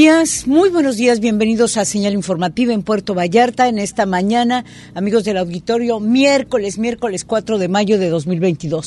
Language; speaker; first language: Spanish; native; Spanish